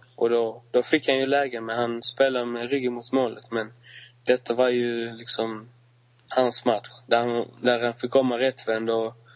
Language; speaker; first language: Swedish; native; Swedish